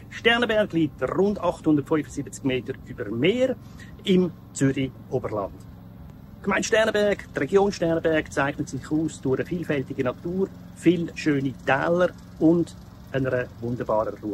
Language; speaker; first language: German; native; German